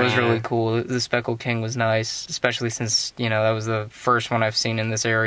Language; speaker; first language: English; native; English